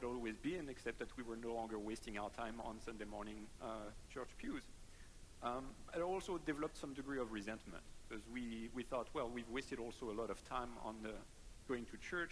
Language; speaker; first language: English; non-native, fluent; French